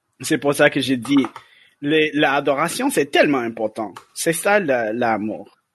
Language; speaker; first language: French; non-native, learner; English